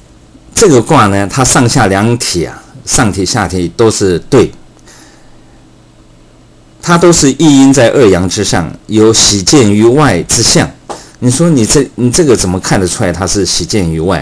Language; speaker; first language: Chinese; native; Chinese